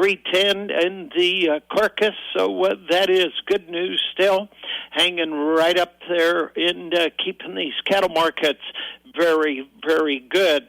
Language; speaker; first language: English; native; English